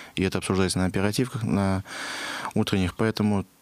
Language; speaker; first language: Russian; native; Russian